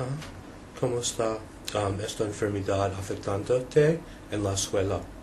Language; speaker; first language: Spanish; non-native, learner; English